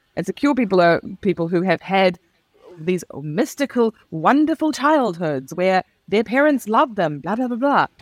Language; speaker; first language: English; native; English